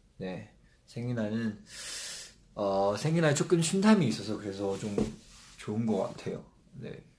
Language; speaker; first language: Korean; non-native, fluent; Chinese